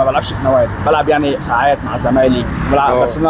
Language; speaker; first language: Arabic; native; Arabic